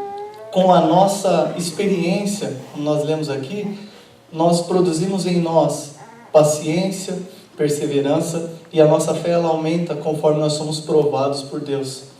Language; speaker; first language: Portuguese; native; Portuguese